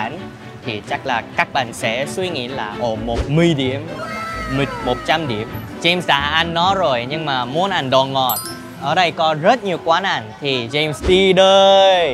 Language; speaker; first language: Vietnamese; early bilingual, other home language; Korean